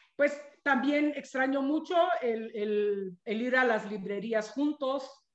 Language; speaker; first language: Spanish; non-native, local second language; Zapotec